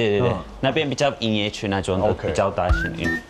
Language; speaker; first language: Chinese; non-native, fluent; Turkish